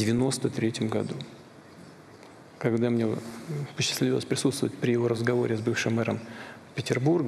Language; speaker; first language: Russian; native; Russian